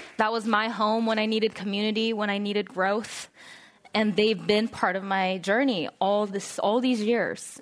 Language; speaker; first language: English; non-native, fluent; Korean